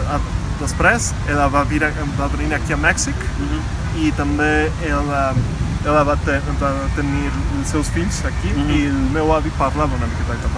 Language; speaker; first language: Portuguese; non-native, learner; Spanish